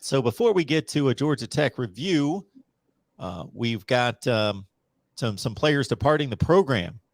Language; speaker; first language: English; native; English